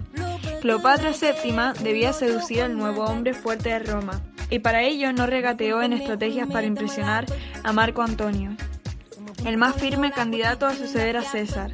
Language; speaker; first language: Spanish; native; Spanish